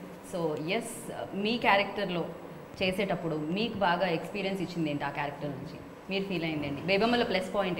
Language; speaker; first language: Telugu; native; Telugu